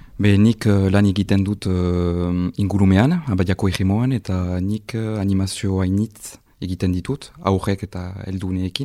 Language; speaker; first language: Basque; non-native, local second language; French